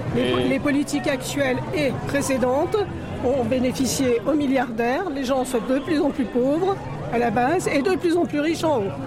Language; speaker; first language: French; native; French